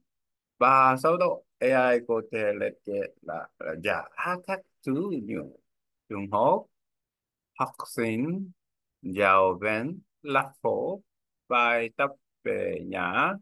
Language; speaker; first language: Vietnamese; non-native, learner; Korean